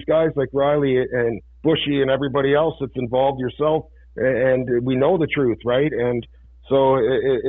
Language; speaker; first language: English; native; English